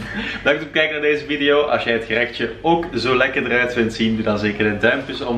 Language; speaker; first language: Dutch; native; Dutch